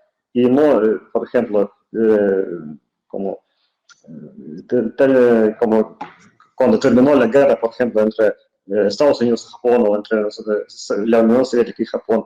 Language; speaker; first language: Spanish; non-native, fluent; Russian